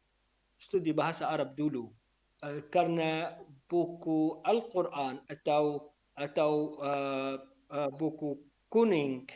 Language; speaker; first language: Indonesian; non-native, learner; Arabic